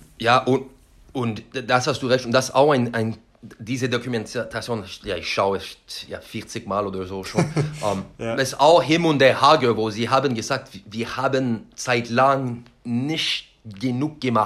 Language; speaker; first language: German; non-native, learner; French